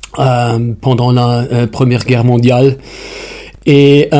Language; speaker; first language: French; non-native, fluent; German